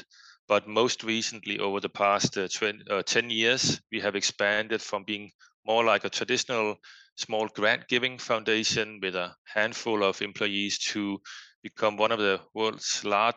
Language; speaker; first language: English; non-native, fluent; Danish